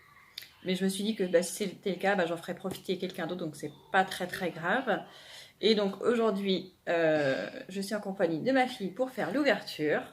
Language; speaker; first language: French; native; French